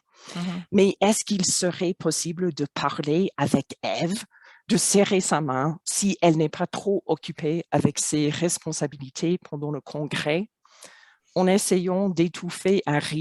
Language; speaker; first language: French; non-native, fluent; English